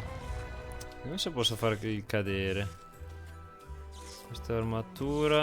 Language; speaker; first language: Italian; native; Italian